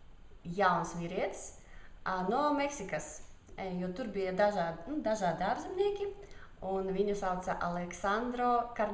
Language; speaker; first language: Latvian; non-native, local second language; Russian